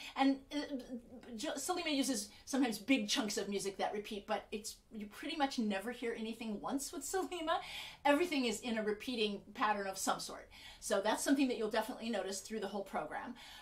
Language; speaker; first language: English; native; English